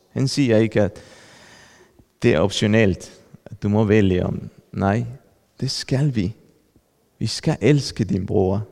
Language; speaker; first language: Danish; non-native, fluent; Spanish